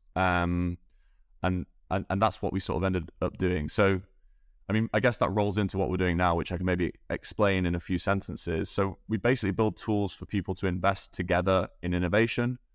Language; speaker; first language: English; native; English